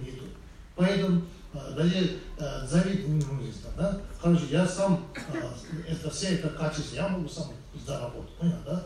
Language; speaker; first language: Russian; non-native, fluent; Tibetan